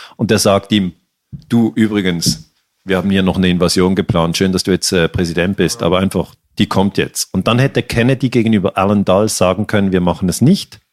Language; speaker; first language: German; native; German